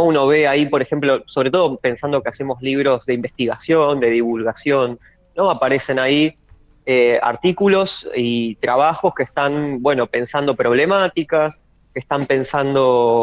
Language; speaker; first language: Spanish; native; Spanish